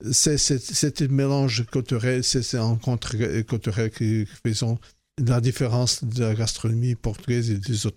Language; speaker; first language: French; non-native, fluent; Portuguese